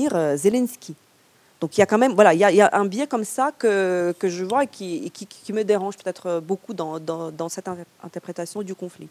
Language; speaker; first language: French; non-native, fluent; Ukrainian